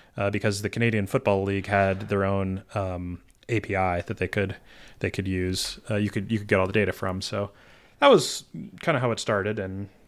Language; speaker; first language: English; native; English